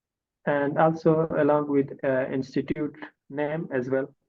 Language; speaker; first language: English; non-native, fluent; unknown